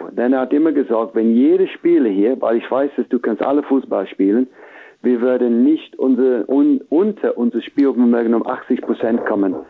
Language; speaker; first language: German; non-native, fluent; English